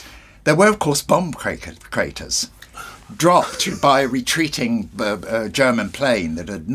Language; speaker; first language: English; native; English